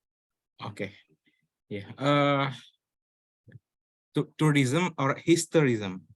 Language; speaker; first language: English; non-native, learner; Indonesian